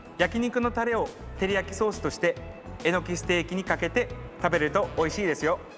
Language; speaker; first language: Japanese; non-native, fluent; Korean